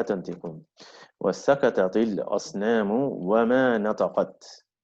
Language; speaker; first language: Arabic; non-native, fluent; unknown